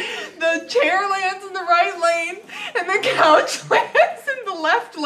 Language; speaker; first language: English; native; English